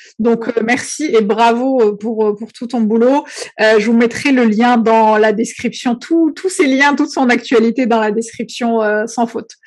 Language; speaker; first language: French; non-native, local second language; Arabic